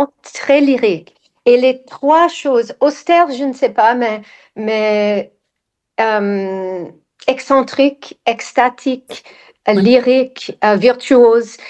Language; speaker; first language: French; non-native, fluent; English